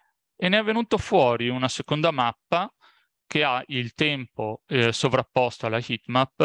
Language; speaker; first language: Italian; native; Italian